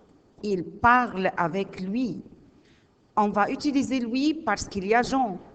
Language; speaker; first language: French; non-native, learner; Arabic